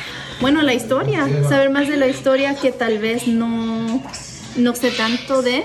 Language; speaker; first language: Spanish; early bilingual, heritage; Spanish